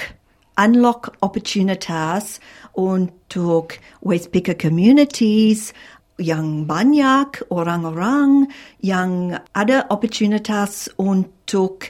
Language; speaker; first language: Indonesian; non-native, fluent; English